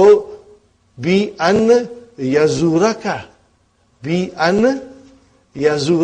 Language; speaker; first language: Arabic; non-native, fluent; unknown